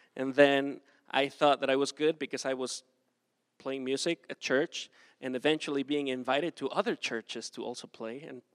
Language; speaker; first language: English; non-native, fluent; Spanish